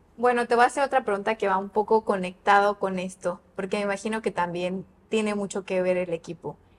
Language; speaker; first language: Spanish; native; Spanish